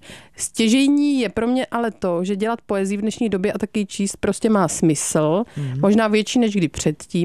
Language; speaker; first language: Czech; native; Czech